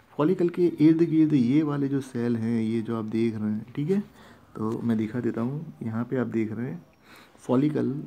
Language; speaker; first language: Hindi; non-native, local second language; Gujarati